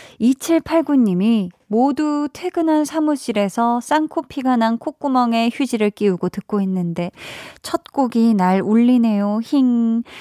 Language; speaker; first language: Korean; native; Korean